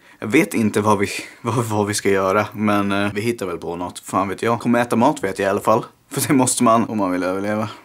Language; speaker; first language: Swedish; native; Swedish